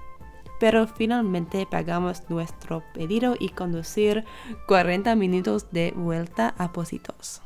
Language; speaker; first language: Spanish; non-native, learner; English